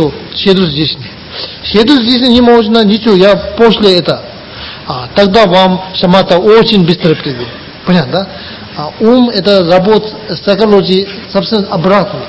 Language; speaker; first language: Russian; non-native, learner; Tibetan